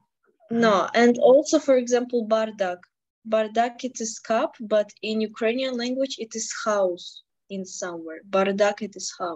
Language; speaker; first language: English; non-native, fluent; Ukrainian